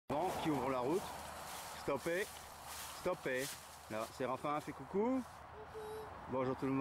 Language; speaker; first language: French; native; French